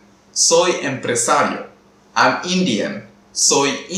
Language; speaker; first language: Spanish; non-native, fluent; Tamil